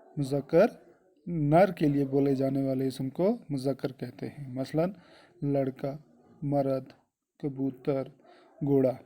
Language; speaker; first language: Urdu; non-native, local second language; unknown